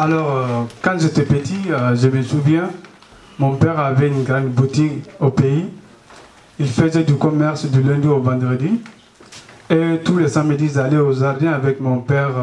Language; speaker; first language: French; non-native, learner; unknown